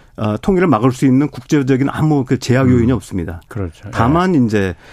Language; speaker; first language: Korean; native; Korean